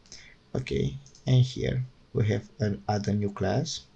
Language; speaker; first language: English; non-native, fluent; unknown